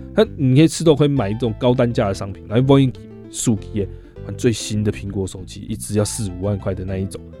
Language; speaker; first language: Chinese; native; Chinese